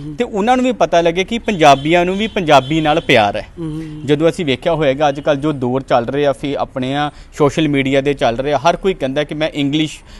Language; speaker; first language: Punjabi; native; Punjabi